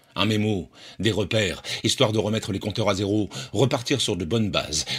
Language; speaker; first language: French; native; French